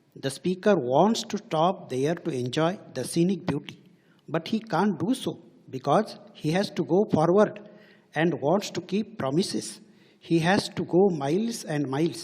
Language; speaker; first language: English; non-native, local second language; Marathi